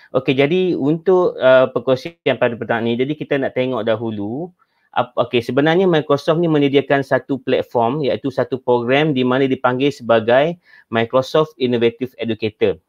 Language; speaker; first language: Malay; native; Malay